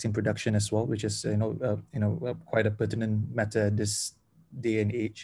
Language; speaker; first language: English; non-native, local second language; Malay